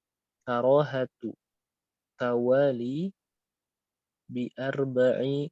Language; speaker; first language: Arabic; non-native, fluent; Indonesian